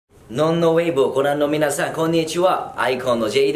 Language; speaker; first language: Japanese; non-native, fluent; Korean